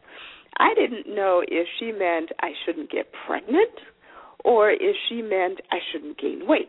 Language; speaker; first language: English; non-native, local second language; Shona